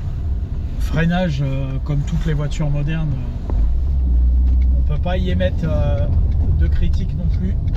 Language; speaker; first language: French; native; French